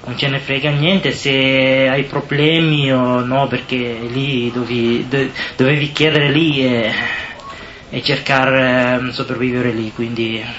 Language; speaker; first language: Italian; non-native, learner; Somali